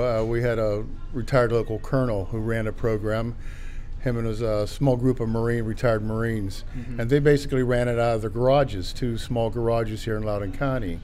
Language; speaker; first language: English; native; English